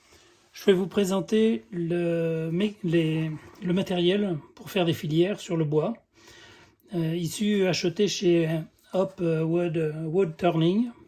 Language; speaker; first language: French; native; French